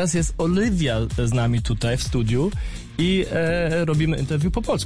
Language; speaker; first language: Polish; early bilingual, heritage; German